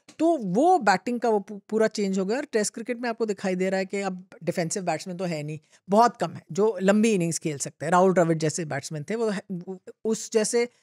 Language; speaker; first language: Hindi; non-native, local second language; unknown